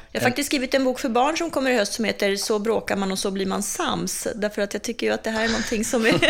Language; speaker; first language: Swedish; early bilingual, other home language; Czech